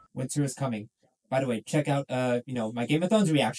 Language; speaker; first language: English; native; English